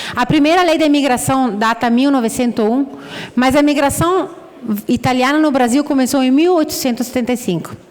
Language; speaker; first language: Portuguese; non-native, fluent; Italian